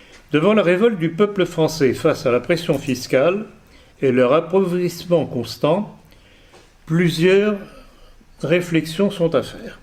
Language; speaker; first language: French; native; French